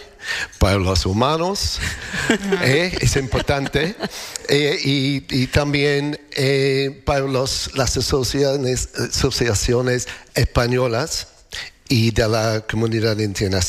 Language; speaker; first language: Spanish; non-native, fluent; English